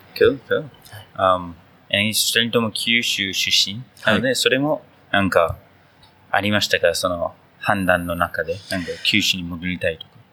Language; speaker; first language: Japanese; non-native, fluent; English